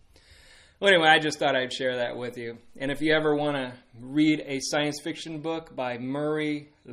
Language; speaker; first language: English; native; English